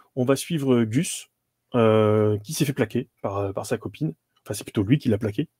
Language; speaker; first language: French; native; French